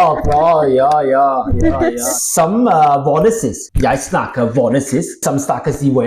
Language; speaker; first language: Norwegian; non-native, learner; Welsh